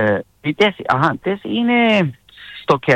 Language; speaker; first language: Greek; non-native, learner; Serbian